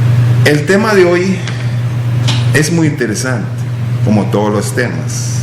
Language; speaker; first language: Spanish; non-native, local second language; English